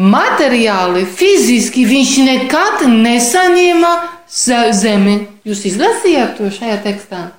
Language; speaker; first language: Latvian; non-native, fluent; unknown